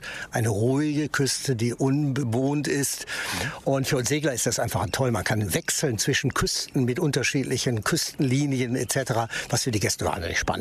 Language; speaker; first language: German; native; German